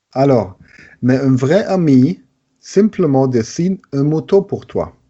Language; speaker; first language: French; non-native, learner; German